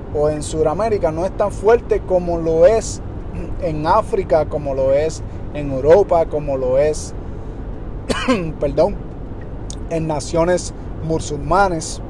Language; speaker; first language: Spanish; early bilingual, heritage; Spanish